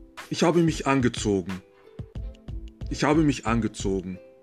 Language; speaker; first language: German; non-native, fluent; English